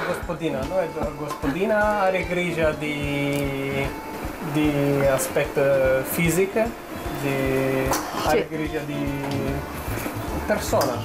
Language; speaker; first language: Romanian; non-native, learner; Italian